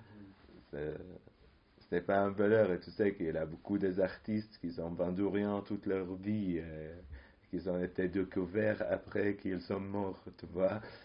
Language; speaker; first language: French; non-native, fluent; Arabic